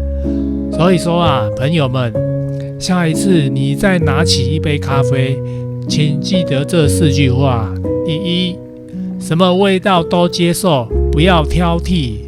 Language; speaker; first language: Chinese; native; Chinese